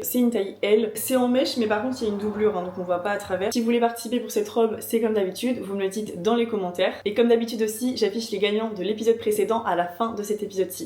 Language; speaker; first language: French; native; French